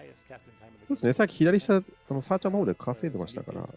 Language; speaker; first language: Japanese; native; Japanese